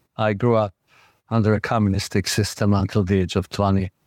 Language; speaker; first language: English; non-native, fluent; Slovak